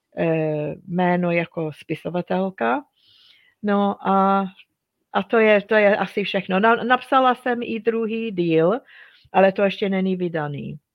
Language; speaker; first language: Czech; non-native, fluent; English